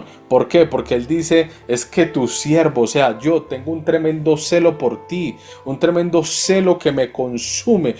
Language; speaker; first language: Spanish; native; Spanish